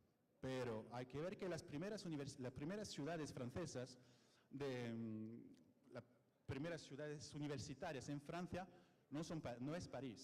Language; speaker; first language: Spanish; non-native, fluent; French